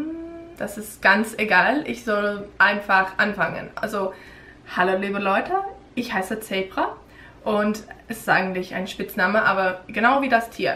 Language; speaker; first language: German; non-native, learner; English